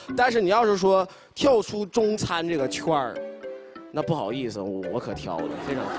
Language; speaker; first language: Chinese; early bilingual, other home language; English